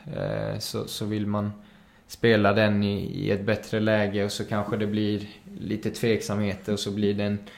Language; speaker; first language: Swedish; early bilingual, other home language; Spanish